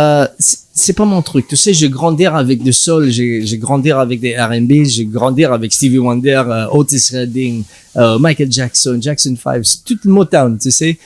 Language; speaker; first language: French; non-native, learner; English